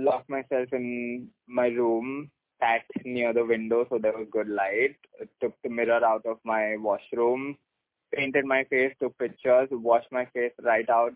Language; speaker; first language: English; non-native, local second language; Hindi